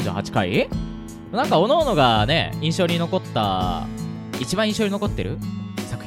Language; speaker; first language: Japanese; native; Japanese